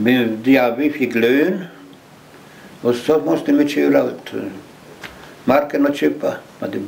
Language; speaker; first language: Swedish; early bilingual, heritage; Swedish